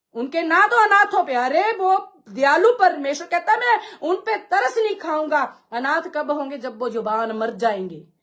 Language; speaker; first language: Hindi; non-native, local second language; Punjabi